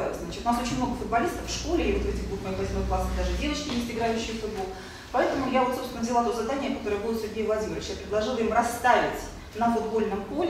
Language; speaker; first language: Russian; native; Russian